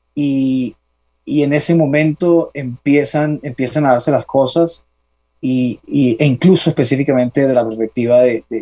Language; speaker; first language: Spanish; native; Spanish